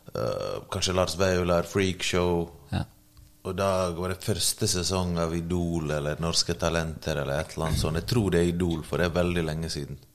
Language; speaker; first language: Norwegian; early bilingual, other home language; Bosnian